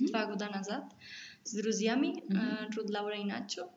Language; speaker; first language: Russian; non-native, learner; Spanish